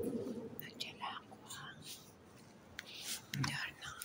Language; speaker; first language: Italian; non-native, learner; Filipino